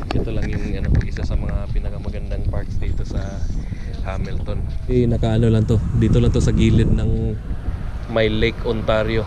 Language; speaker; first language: Filipino; non-native, local second language; Cebuano